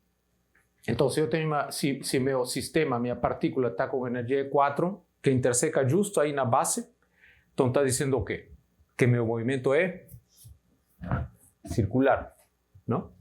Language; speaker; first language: Portuguese; non-native, fluent; Spanish